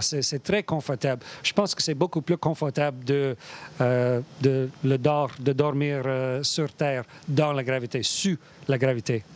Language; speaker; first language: French; non-native, learner; English